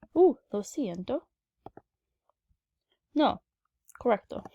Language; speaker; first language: Spanish; non-native, learner; English